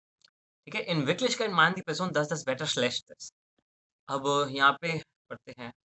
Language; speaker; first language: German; non-native, fluent; Hindi